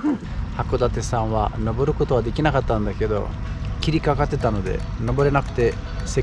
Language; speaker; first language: Japanese; non-native, fluent; Romanian